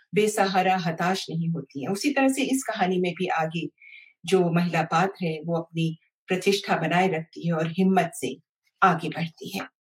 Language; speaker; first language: Hindi; native; Hindi